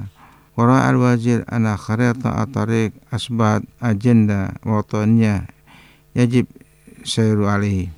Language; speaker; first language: Arabic; non-native, fluent; Indonesian